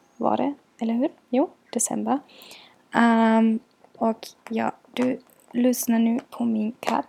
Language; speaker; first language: Swedish; non-native, learner; German